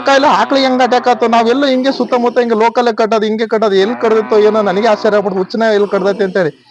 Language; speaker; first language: Kannada; native; Kannada